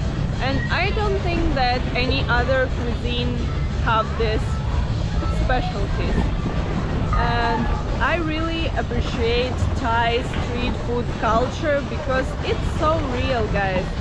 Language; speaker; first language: English; non-native, fluent; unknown